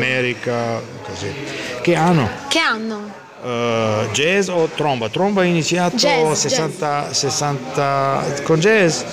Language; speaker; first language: Italian; non-native, learner; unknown